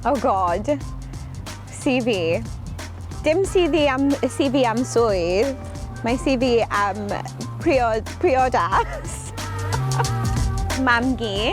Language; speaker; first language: Welsh; non-native, local second language; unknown